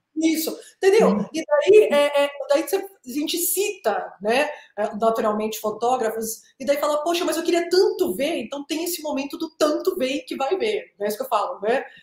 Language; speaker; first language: Portuguese; native; Portuguese